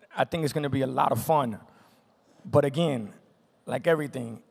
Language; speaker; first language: English; native; English